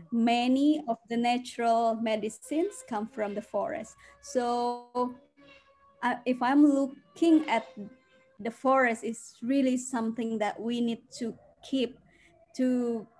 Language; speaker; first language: English; non-native, fluent; Indonesian